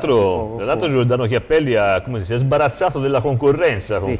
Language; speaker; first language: Italian; native; Italian